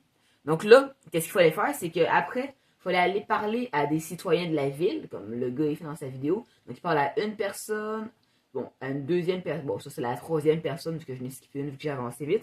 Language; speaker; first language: French; native; French